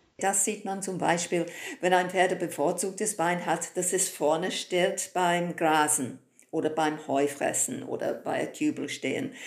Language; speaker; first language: German; non-native, fluent; English